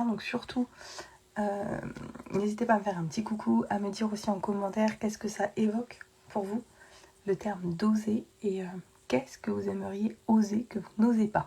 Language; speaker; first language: French; native; French